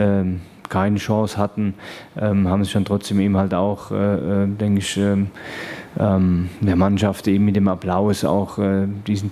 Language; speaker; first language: German; native; German